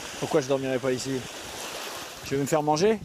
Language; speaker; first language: French; native; French